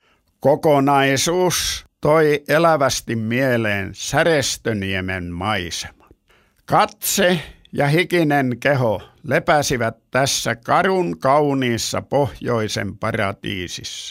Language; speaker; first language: Finnish; native; Finnish